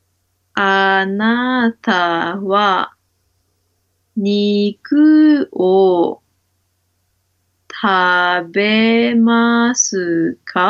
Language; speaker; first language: Japanese; non-native, learner; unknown